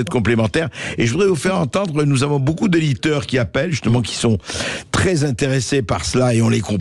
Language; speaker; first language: French; native; French